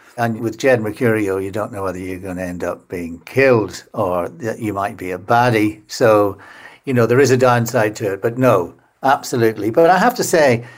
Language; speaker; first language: English; native; English